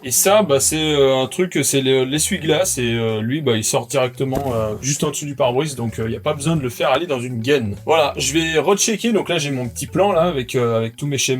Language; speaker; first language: French; native; French